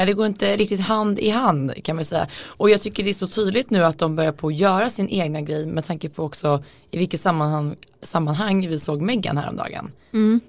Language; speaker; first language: Swedish; native; Swedish